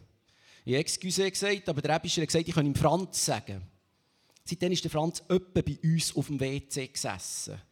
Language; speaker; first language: German; native; German